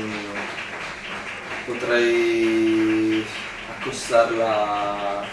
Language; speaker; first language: Italian; native; Italian